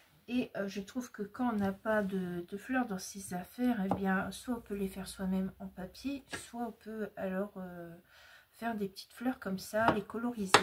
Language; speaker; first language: French; native; French